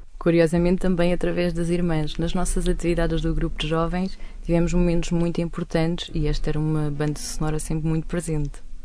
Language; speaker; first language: Portuguese; native; Portuguese